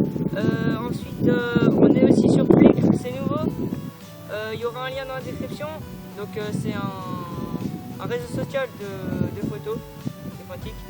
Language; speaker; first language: French; native; French